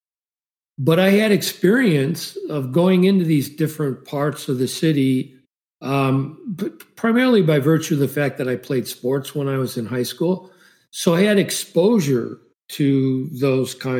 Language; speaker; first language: English; native; English